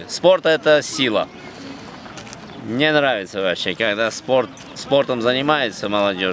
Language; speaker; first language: Russian; native; Russian